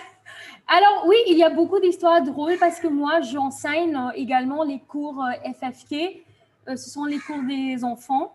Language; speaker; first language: French; non-native, fluent; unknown